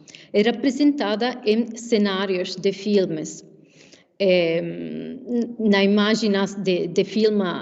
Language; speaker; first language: Portuguese; non-native, fluent; Italian